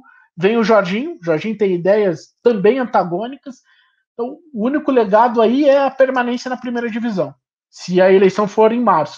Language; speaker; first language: Portuguese; native; Portuguese